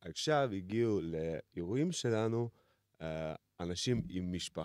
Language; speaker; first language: Hebrew; non-native, fluent; Russian